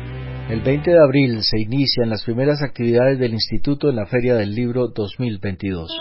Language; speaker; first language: Spanish; native; Spanish